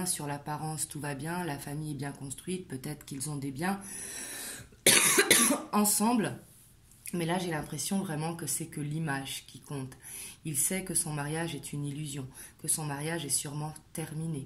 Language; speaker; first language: French; native; French